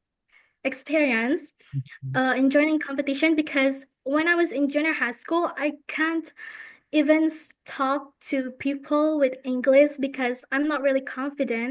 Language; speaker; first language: English; non-native, fluent; Indonesian